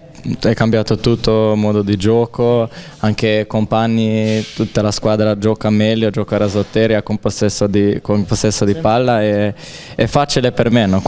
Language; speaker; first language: Italian; non-native, learner; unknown